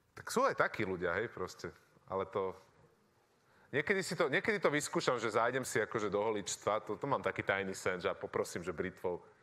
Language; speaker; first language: Slovak; native; Slovak